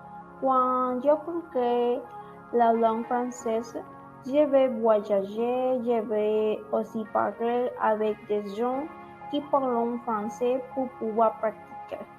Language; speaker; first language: French; non-native, learner; Spanish